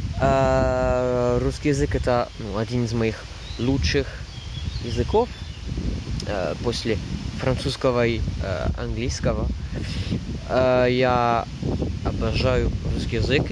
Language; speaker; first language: Russian; non-native, fluent; French